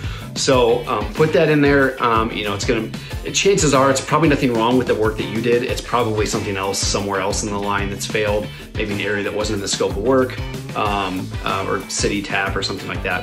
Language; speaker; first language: English; native; English